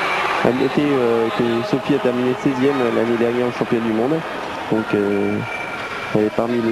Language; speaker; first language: French; native; French